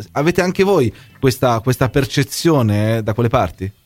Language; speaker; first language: Italian; native; Italian